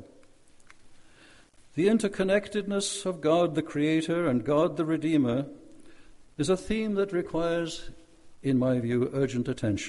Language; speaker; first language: English; native; English